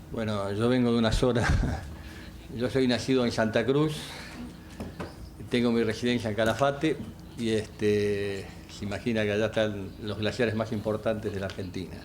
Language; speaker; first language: Spanish; native; Spanish